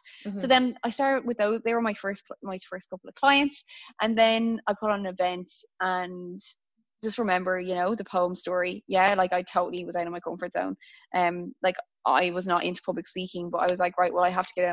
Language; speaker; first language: English; native; English